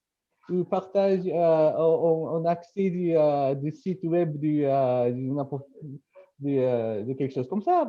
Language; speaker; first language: French; non-native, fluent; Japanese